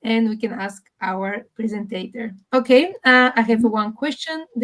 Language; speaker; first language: English; non-native, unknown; Bulgarian